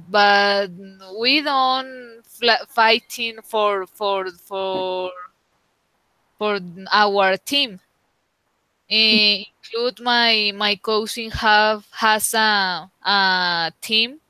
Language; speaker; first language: English; non-native, learner; Spanish